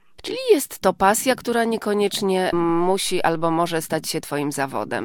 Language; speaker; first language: Polish; native; Polish